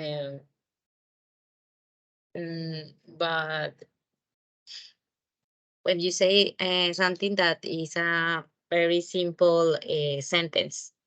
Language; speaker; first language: English; non-native, learner; Spanish